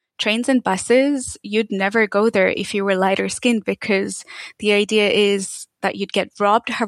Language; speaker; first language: English; native; English